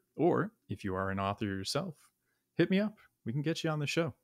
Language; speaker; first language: English; native; English